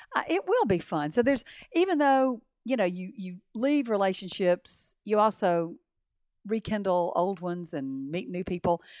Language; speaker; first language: English; native; English